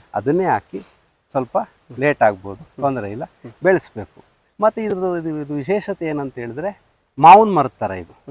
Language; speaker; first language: Kannada; native; Kannada